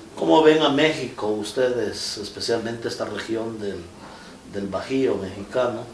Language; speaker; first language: Spanish; native; Spanish